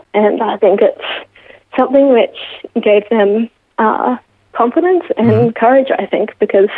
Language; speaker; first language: English; native; English